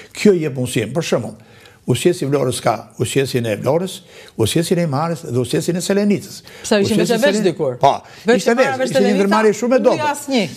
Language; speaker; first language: Albanian; native; Albanian